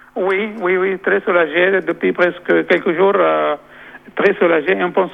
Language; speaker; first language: French; non-native, local second language; Arabic